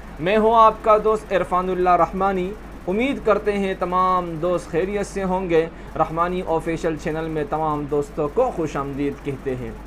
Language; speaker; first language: Urdu; non-native, local second language; Pashto